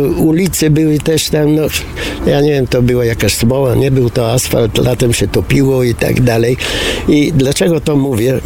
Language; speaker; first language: Polish; non-native, fluent; Bulgarian